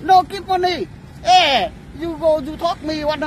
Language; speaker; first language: English; non-native, learner; Vietnamese